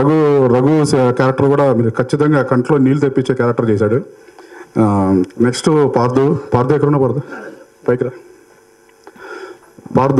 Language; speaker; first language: Telugu; native; Telugu